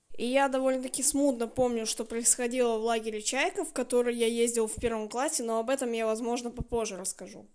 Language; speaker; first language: Russian; native; Russian